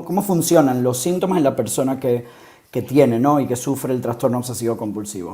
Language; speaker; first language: Spanish; native; Spanish